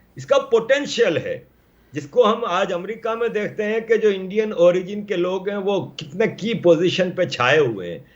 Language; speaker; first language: Urdu; native; Urdu